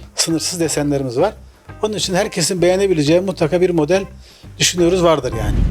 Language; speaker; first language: Turkish; native; Turkish